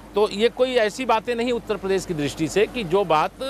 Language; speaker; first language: Hindi; native; Hindi